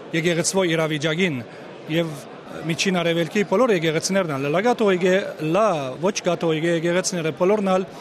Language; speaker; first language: Armenian; native; Armenian